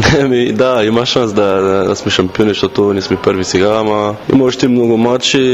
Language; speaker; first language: Bulgarian; non-native, learner; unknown